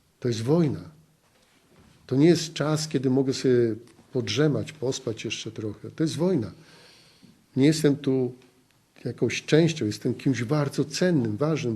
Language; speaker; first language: Polish; native; Polish